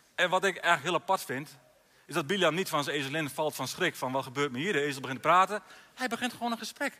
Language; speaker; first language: Dutch; native; Dutch